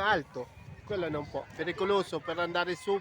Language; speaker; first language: Italian; non-native, learner; Filipino